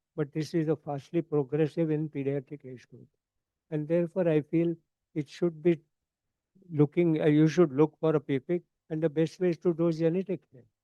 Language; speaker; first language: English; non-native, local second language; Marathi